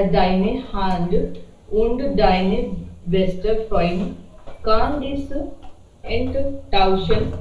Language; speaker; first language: German; non-native, learner; Hindi